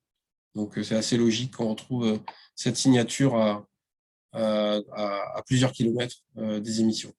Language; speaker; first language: French; native; French